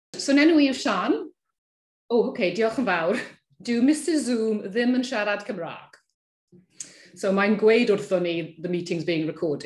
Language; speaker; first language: Welsh; native; Welsh